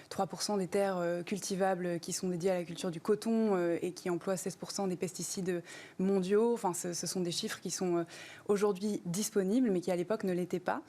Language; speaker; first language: French; native; French